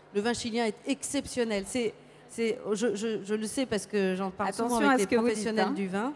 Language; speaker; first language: French; native; French